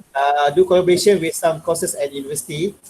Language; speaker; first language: English; non-native, local second language; Malay